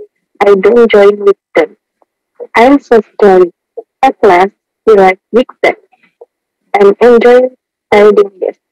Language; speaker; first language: English; non-native, learner; Indonesian